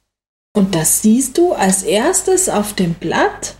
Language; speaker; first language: German; native; German